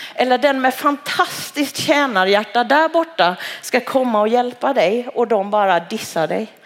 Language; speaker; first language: Swedish; early bilingual, other home language; Cantonese